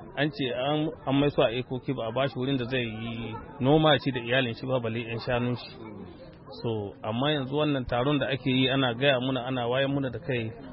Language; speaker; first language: Hausa; non-native, local second language; Fula